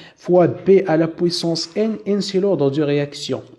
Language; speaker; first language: French; non-native, local second language; Arabic